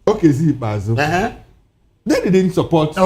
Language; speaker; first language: English; non-native, local second language; Igbo